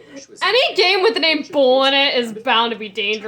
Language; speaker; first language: English; native; English